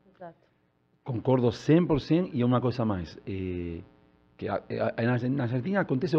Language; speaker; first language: Portuguese; non-native, learner; Spanish